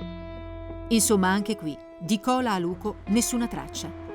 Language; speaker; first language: Italian; native; Italian